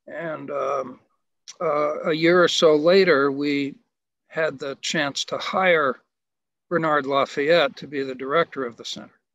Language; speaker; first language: English; native; English